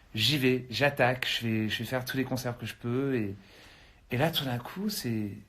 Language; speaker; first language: French; non-native, fluent; English